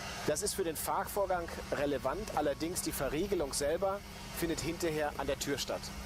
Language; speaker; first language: German; native; German